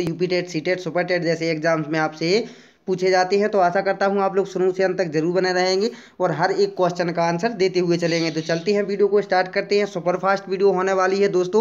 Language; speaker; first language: Hindi; native; Hindi